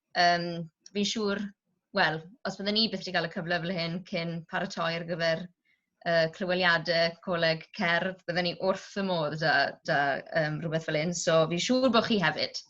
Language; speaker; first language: Welsh; native; Welsh